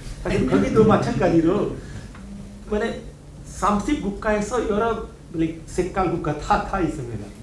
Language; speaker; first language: Korean; non-native, learner; Hindi